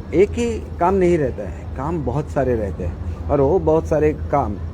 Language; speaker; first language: Hindi; non-native, local second language; Marathi